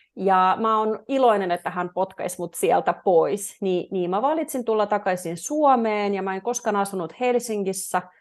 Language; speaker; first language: Finnish; non-native, fluent; Russian